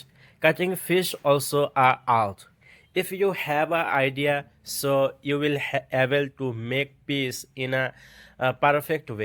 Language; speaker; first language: English; non-native, learner; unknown